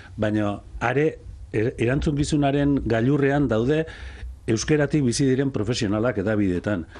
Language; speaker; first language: Basque; native; Basque